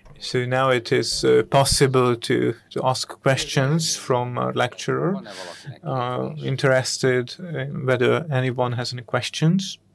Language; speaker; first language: English; non-native, fluent; Hungarian